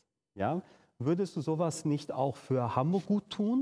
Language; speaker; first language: German; native; German